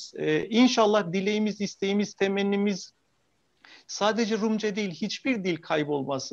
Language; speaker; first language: Turkish; native; Turkish